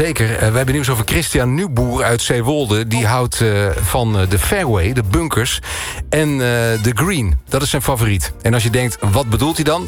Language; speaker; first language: Dutch; native; Dutch